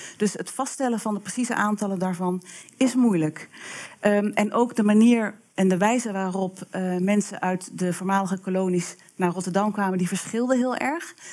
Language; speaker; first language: Dutch; native; Dutch